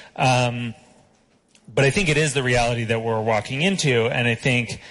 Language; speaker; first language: English; native; English